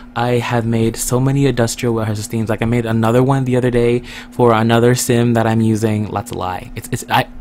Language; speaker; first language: English; native; English